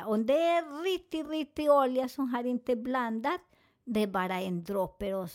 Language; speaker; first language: Swedish; non-native, learner; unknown